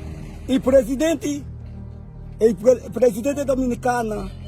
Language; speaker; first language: Spanish; non-native, learner; Haitian Creole